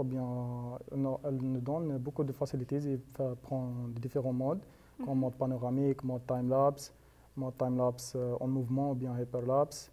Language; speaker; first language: French; non-native, fluent; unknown